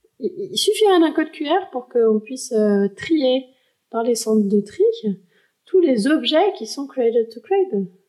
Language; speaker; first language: French; early bilingual, heritage; French